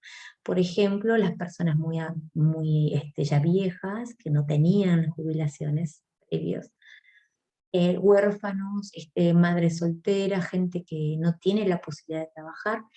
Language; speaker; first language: Spanish; native; Spanish